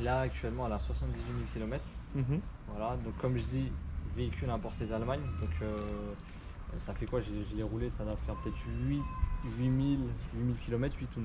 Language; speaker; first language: French; native; French